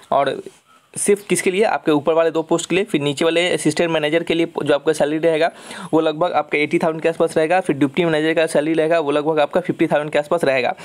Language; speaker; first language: Hindi; native; Hindi